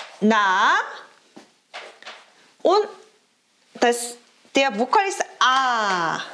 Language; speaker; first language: German; non-native, fluent; Korean